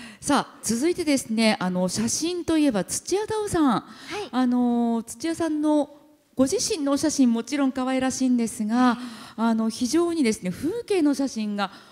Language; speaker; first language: Japanese; native; Japanese